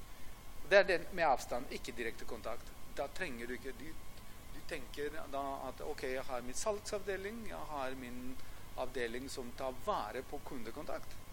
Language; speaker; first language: Norwegian; non-native, fluent; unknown